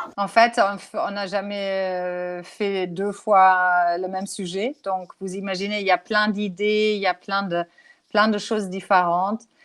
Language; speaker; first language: French; non-native, fluent; German